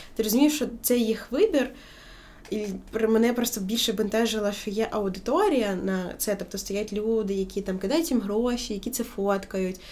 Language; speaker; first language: Ukrainian; native; Ukrainian